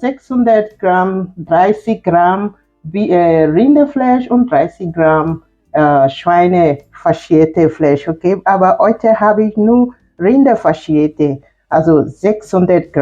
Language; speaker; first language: German; non-native, fluent; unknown